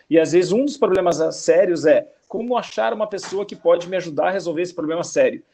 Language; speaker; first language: Portuguese; native; Portuguese